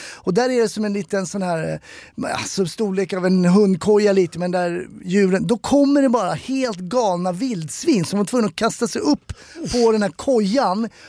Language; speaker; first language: Swedish; native; Swedish